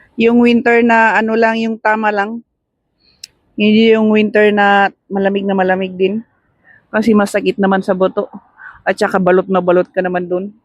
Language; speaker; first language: Filipino; non-native, local second language; Cebuano